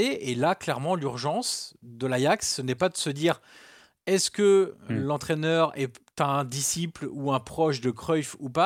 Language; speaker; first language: French; native; French